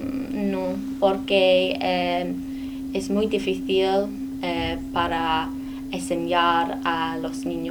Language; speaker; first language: Spanish; non-native, learner; English